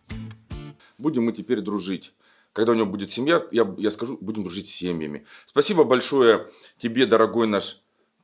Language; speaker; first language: Russian; native; Russian